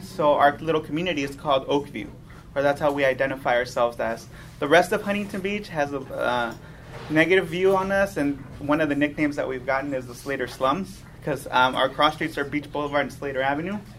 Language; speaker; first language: English; early bilingual, other home language; Spanish